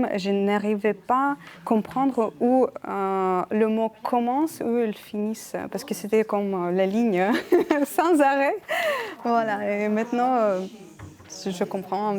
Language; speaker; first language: French; non-native, learner; Ukrainian